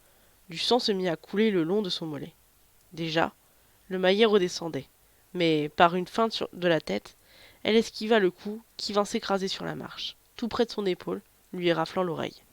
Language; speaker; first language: French; native; French